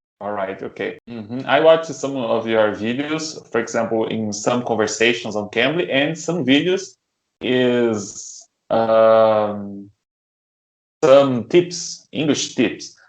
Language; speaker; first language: English; non-native, learner; Portuguese